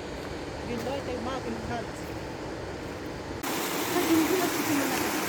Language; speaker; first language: German; non-native, learner; Arabic